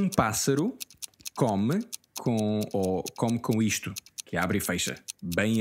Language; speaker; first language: Portuguese; non-native, fluent; English